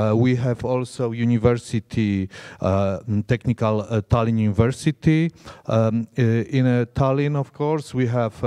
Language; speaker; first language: English; non-native, fluent; Polish